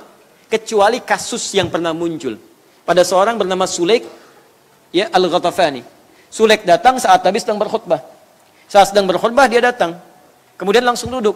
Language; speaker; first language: Indonesian; native; Indonesian